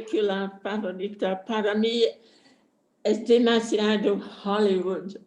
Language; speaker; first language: Spanish; non-native, fluent; English